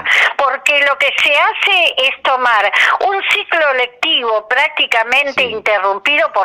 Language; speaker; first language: Spanish; native; Spanish